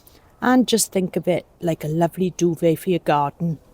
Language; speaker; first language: English; native; English